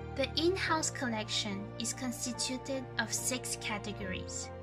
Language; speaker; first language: English; non-native, fluent; French